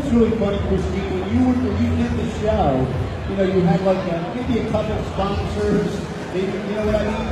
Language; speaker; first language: English; native; English